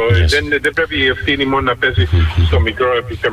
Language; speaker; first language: Greek; early bilingual, heritage; Greek